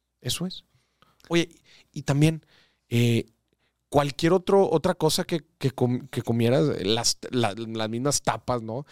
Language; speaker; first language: Spanish; native; Spanish